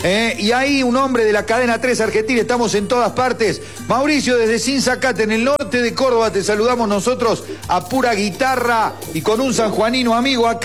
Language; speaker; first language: Spanish; native; Spanish